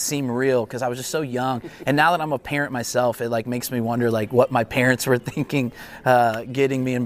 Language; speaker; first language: English; native; English